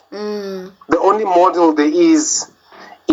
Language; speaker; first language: English; non-native, local second language; Zulu